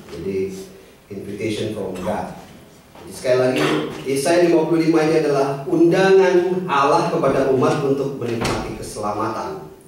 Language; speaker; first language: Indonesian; native; Indonesian